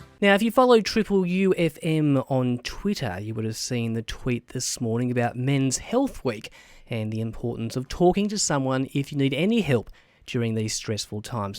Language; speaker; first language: English; native; English